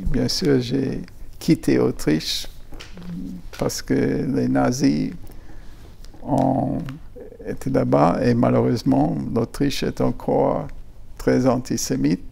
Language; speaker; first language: French; non-native, fluent; German